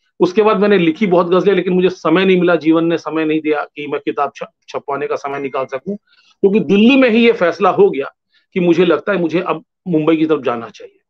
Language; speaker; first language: Hindi; non-native, local second language; Bangla